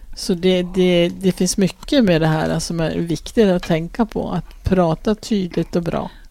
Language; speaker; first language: Swedish; native; Swedish